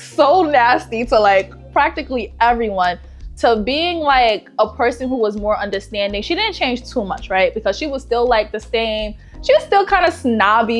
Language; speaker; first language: English; native; English